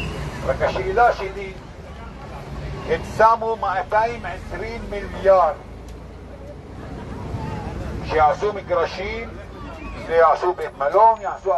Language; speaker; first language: Hebrew; non-native, local second language; Arabic